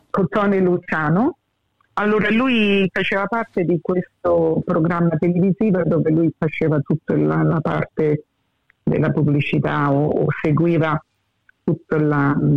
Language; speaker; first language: Italian; early bilingual, heritage; English